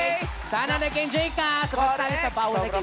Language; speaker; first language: Filipino; native; Filipino